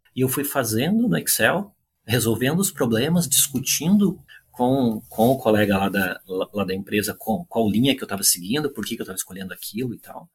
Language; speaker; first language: Portuguese; native; Portuguese